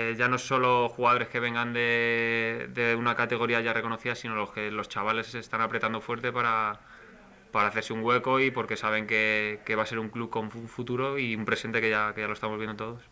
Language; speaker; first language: Spanish; native; Spanish